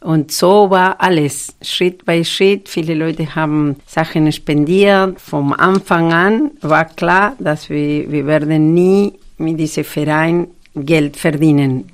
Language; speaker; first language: German; non-native, fluent; Spanish